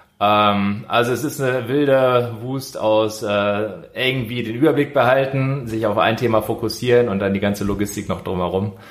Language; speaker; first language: German; native; German